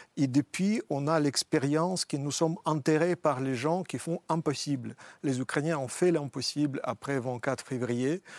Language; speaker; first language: French; non-native, fluent; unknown